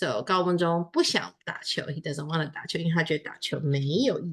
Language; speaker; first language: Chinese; non-native, fluent; English